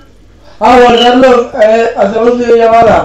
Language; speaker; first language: Spanish; native; Spanish